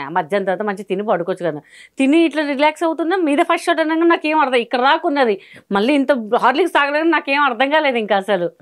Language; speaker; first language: Telugu; non-native, local second language; Hindi